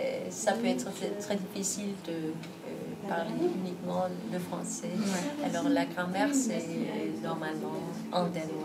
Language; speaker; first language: French; non-native, fluent; Danish